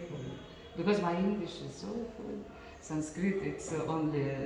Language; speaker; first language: English; non-native, learner; Russian